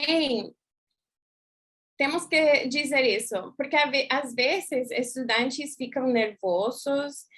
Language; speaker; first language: Portuguese; non-native, fluent; English